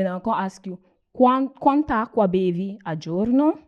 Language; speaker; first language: Italian; non-native, learner; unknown